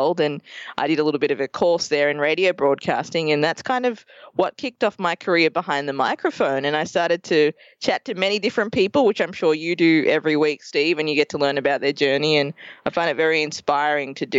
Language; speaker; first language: English; native; English